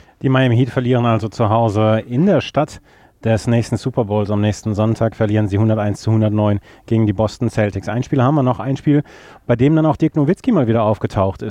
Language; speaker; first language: German; native; German